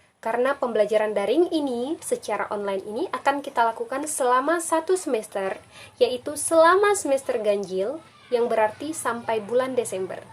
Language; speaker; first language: Indonesian; native; Indonesian